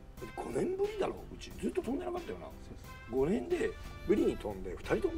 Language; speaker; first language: Japanese; native; Japanese